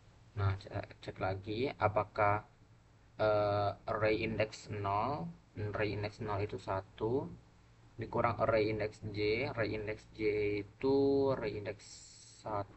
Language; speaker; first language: Indonesian; native; Indonesian